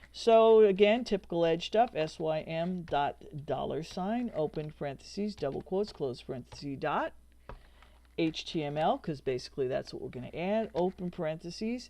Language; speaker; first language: English; native; English